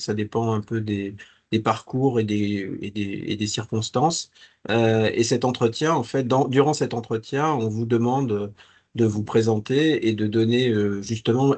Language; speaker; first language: French; native; French